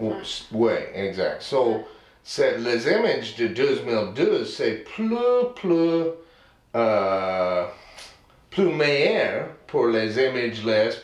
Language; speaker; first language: French; non-native, learner; English